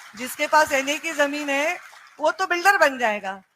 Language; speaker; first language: Hindi; non-native, local second language; Marathi